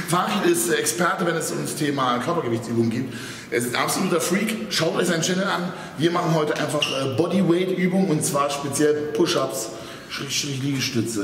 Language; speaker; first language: German; native; German